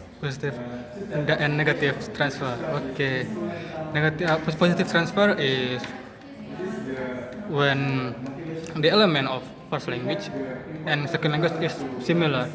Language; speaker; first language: English; non-native, learner; Indonesian